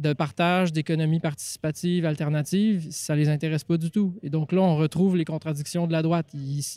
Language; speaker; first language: French; native; French